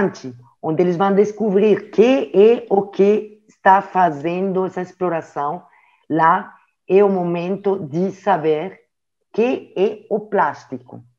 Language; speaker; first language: Portuguese; non-native, learner; French